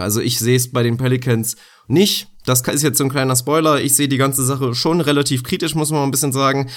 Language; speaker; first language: German; native; German